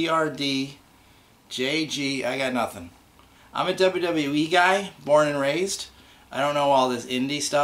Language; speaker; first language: English; native; English